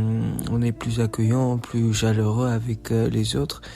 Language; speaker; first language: French; non-native, local second language; Arabic